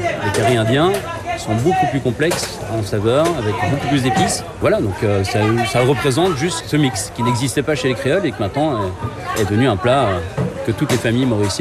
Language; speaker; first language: French; native; French